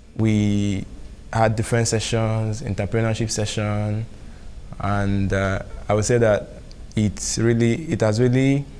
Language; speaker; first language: English; non-native, local second language; Igbo